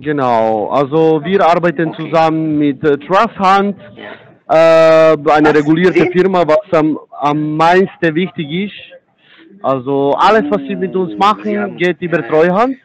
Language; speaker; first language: German; non-native, fluent; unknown